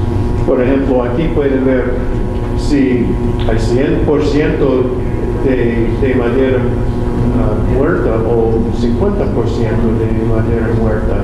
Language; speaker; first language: Spanish; non-native, learner; English